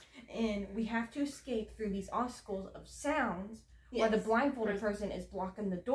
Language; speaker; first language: English; native; English